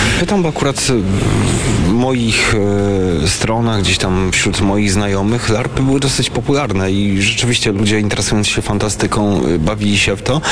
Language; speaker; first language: Polish; native; Polish